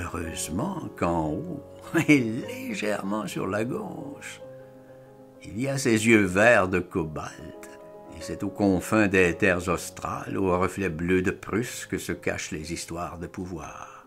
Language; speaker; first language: French; native; French